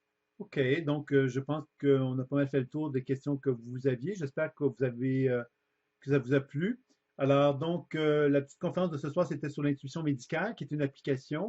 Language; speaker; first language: French; native; French